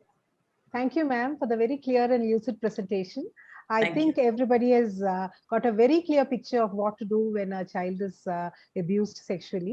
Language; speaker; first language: English; non-native, local second language; Malayalam